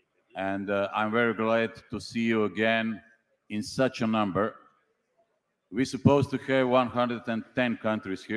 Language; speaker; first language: English; non-native, fluent; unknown